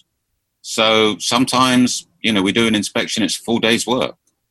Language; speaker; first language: English; native; English